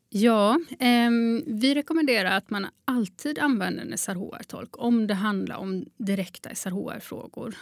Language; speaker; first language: Swedish; native; Swedish